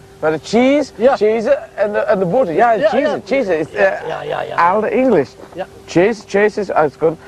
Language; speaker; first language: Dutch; non-native, learner; English